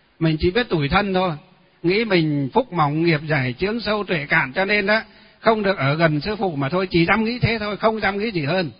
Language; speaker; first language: Vietnamese; non-native, local second language; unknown